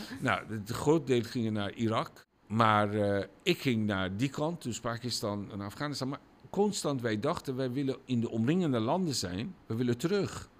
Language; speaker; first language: Dutch; non-native, fluent; Persian